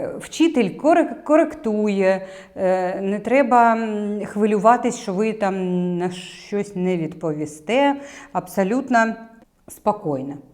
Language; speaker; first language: Ukrainian; non-native, local second language; Russian